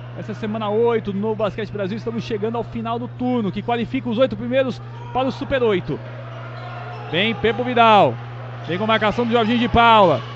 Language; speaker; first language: Portuguese; native; Portuguese